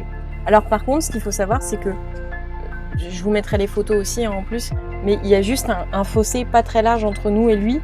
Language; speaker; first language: French; native; French